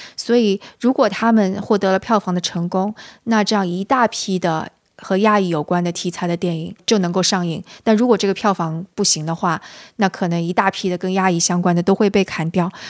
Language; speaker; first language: Chinese; native; Chinese